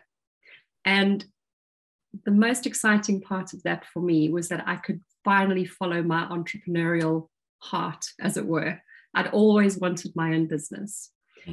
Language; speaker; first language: English; native; English